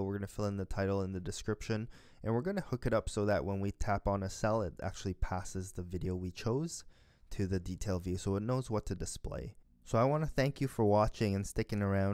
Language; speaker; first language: English; native; English